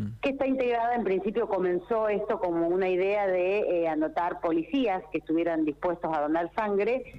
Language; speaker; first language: Spanish; native; Spanish